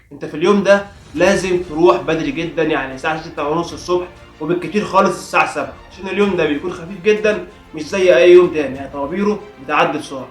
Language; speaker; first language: Arabic; native; Arabic